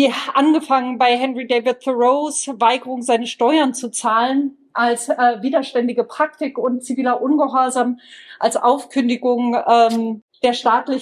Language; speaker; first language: German; native; German